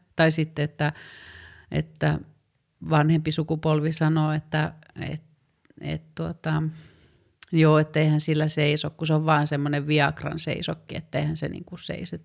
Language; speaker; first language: Finnish; native; Finnish